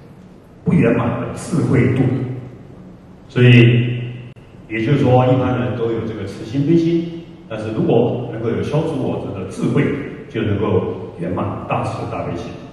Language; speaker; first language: Chinese; native; Chinese